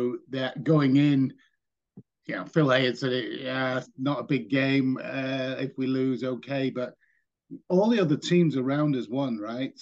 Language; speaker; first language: English; native; English